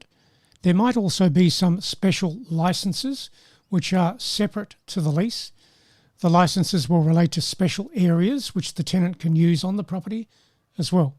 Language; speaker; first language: English; native; English